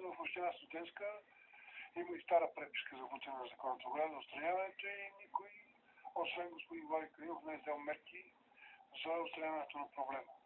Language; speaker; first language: Bulgarian; native; Bulgarian